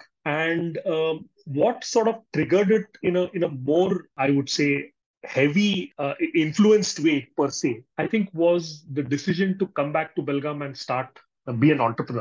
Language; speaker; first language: English; non-native, local second language; Marathi